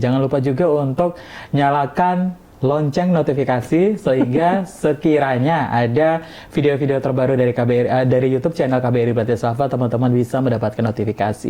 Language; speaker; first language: Indonesian; non-native, fluent; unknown